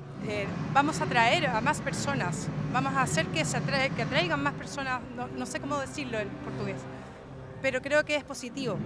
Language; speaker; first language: Portuguese; non-native, learner; Spanish